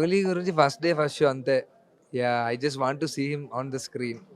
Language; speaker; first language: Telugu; non-native, learner; Malayalam